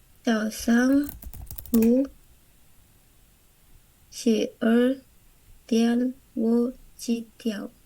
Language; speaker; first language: Chinese; non-native, learner; Indonesian